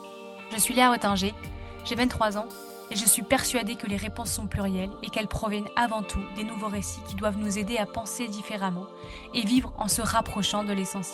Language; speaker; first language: French; native; French